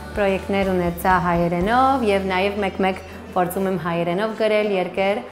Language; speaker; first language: Armenian; early bilingual, heritage; Armenian